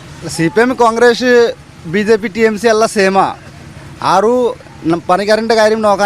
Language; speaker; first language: Malayalam; non-native, learner; Bangla